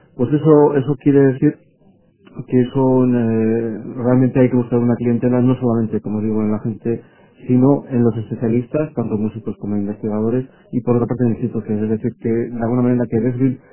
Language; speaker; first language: Spanish; non-native, local second language; Basque